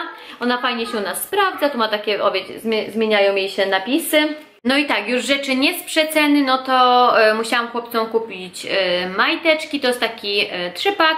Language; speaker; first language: Polish; native; Polish